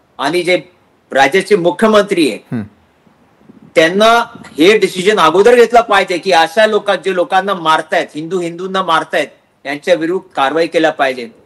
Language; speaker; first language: Marathi; non-native, local second language; Hindi